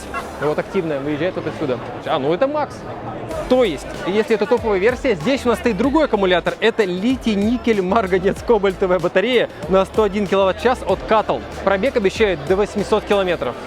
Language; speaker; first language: Russian; native; Russian